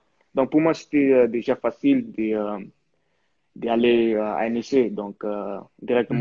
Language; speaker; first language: French; early bilingual, heritage; French